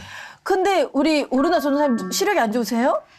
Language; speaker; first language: Korean; native; Korean